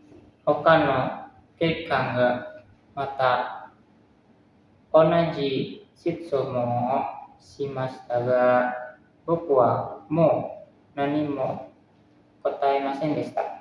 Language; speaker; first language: Japanese; non-native, learner; Indonesian